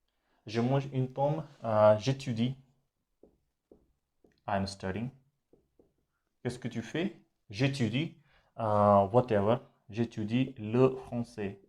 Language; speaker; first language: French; non-native, fluent; Hindi